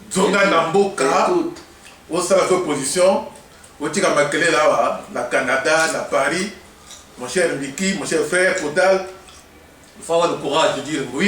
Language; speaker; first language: French; non-native, local second language; Lingala